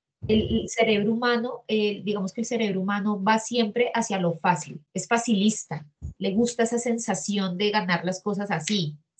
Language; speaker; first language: Spanish; native; Spanish